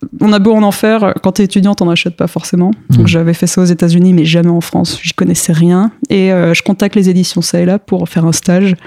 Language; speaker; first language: French; early bilingual, other home language; Spanish